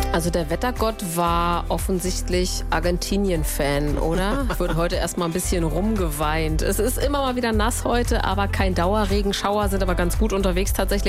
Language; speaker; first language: German; native; German